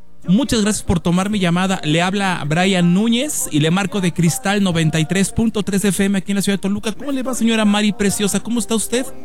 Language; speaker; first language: Spanish; native; Spanish